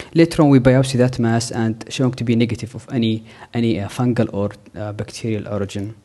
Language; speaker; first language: English; non-native, fluent; Arabic